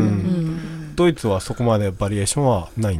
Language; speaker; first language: Japanese; native; Japanese